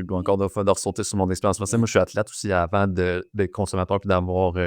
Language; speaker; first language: French; native; French